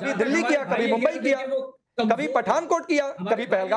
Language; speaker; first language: Hindi; native; Hindi